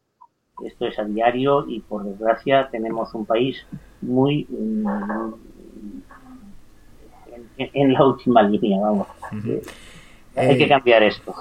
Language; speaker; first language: Spanish; native; Spanish